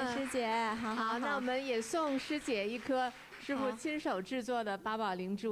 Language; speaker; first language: Chinese; native; Chinese